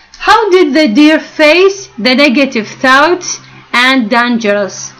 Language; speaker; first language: English; non-native, fluent; Arabic